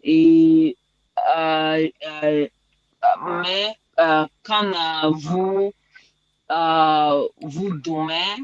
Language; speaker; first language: French; non-native, learner; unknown